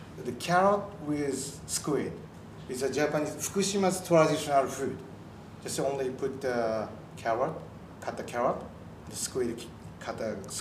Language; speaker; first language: English; non-native, learner; Japanese